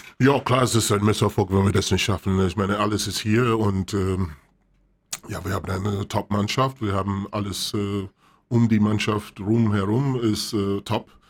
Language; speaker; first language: German; non-native, fluent; English